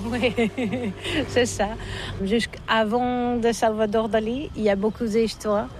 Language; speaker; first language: French; non-native, fluent; Spanish